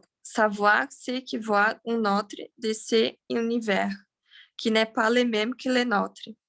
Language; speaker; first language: French; non-native, learner; Portuguese